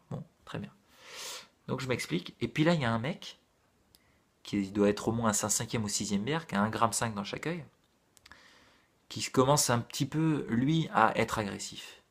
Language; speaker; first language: French; native; French